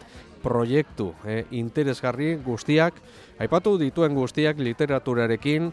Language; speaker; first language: Basque; native; Basque